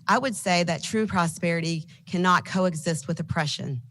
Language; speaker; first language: English; native; English